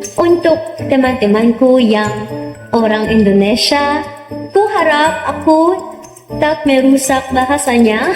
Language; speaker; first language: Indonesian; non-native, learner; Filipino